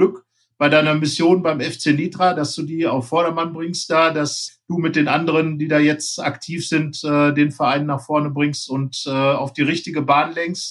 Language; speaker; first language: German; native; German